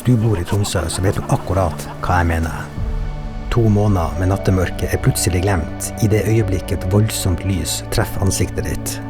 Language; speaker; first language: Norwegian; native; Norwegian